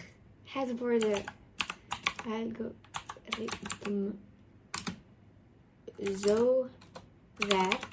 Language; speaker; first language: Dutch; non-native, learner; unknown